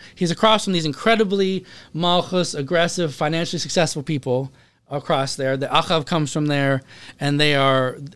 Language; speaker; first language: English; native; English